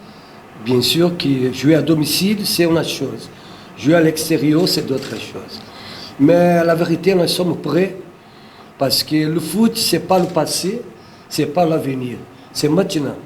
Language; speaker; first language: French; non-native, fluent; Portuguese